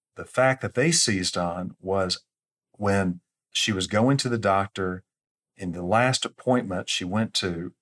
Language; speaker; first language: English; native; English